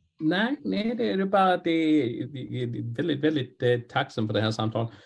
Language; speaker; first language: Swedish; non-native, fluent; English